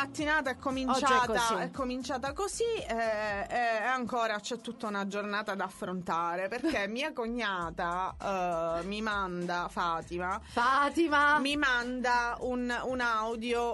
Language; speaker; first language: Italian; native; Italian